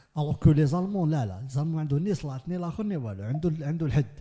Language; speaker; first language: French; non-native, local second language; Arabic